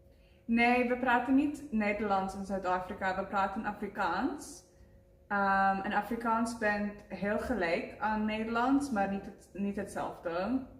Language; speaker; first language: Dutch; non-native, learner; Afrikaans